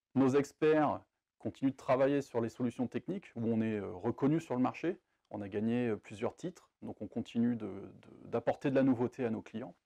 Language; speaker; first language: French; native; French